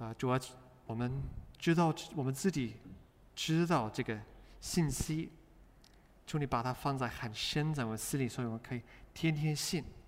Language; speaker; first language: Chinese; non-native, fluent; English